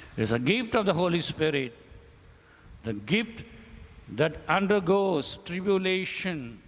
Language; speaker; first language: English; non-native, local second language; Tamil